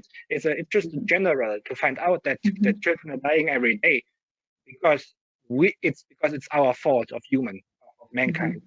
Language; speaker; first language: English; non-native, fluent; German